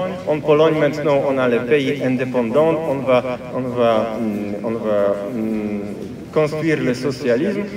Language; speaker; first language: French; non-native, fluent; Polish